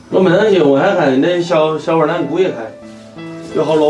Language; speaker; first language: Chinese; native; Chinese